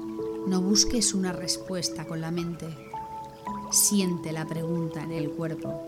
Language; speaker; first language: Spanish; native; Spanish